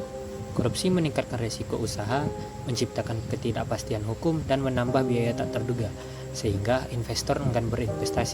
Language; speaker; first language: Indonesian; native; Indonesian